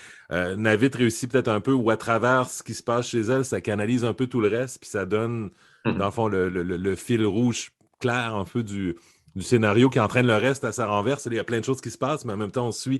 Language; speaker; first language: French; native; French